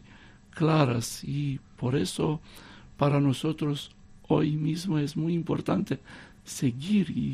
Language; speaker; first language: Spanish; non-native, fluent; Romanian